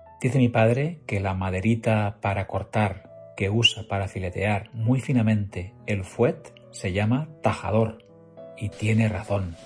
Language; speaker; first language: Spanish; native; Spanish